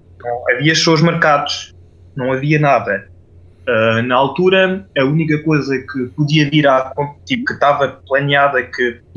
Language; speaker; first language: Portuguese; non-native, fluent; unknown